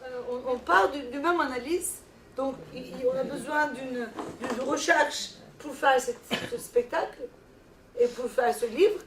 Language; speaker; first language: French; non-native, fluent; Turkish